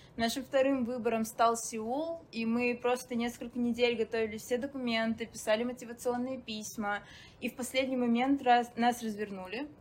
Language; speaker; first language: Russian; native; Russian